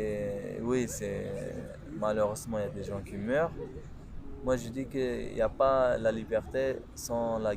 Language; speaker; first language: French; non-native, local second language; Kurdish